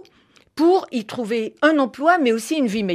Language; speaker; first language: French; native; French